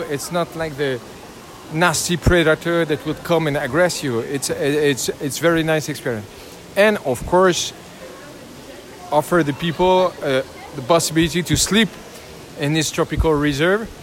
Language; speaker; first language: English; non-native, learner; French